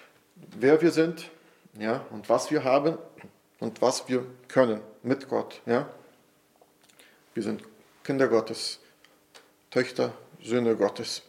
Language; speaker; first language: German; non-native, fluent; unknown